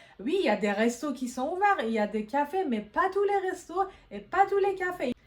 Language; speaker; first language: French; non-native, fluent; Persian